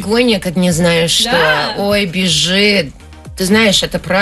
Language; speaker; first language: Russian; early bilingual, heritage; Russian